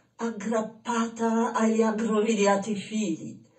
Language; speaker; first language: Italian; non-native, fluent; Polish